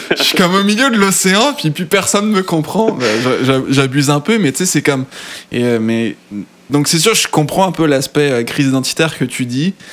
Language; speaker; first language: French; native; French